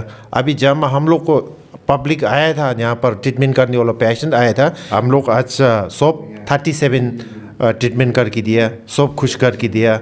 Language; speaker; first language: Hindi; non-native, learner; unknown